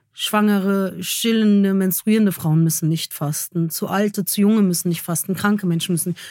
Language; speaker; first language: German; early bilingual, other home language; Kurdish